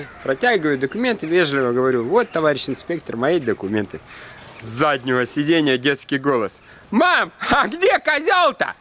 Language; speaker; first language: Russian; native; Russian